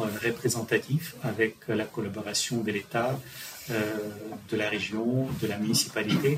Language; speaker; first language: French; non-native, fluent; Ukrainian